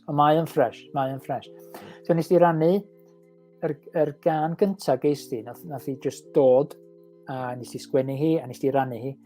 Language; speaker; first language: Welsh; native; Welsh